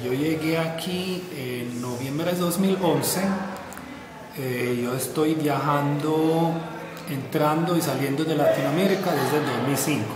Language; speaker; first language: Spanish; non-native, fluent; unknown